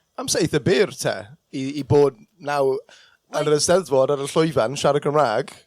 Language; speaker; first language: Welsh; non-native, local second language; English